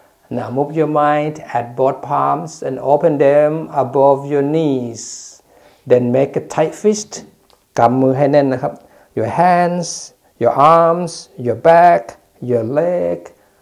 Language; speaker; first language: English; non-native, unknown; Thai